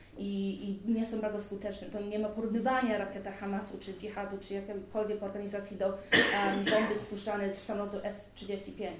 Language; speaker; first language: Polish; early bilingual, heritage; Polish